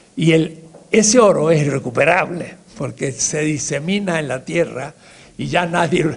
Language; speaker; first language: Spanish; native; Spanish